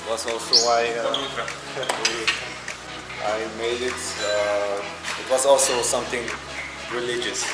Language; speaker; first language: English; non-native, learner; Portuguese